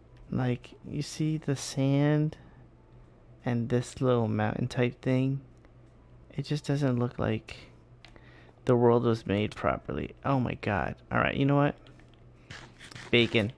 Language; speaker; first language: English; early bilingual, other home language; Spanish